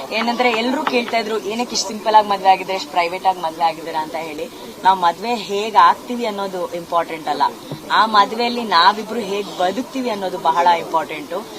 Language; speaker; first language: Kannada; non-native, local second language; Tulu